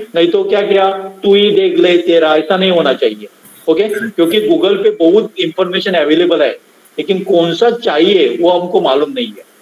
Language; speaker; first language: Hindi; non-native, local second language; Marathi